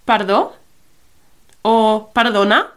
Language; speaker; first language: Catalan; early bilingual, heritage; English